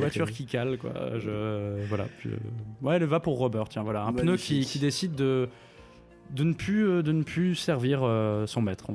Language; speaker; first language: French; native; French